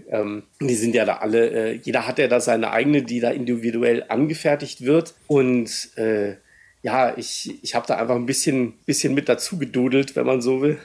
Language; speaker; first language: German; native; German